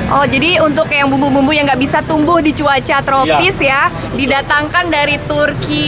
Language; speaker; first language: Indonesian; native; Indonesian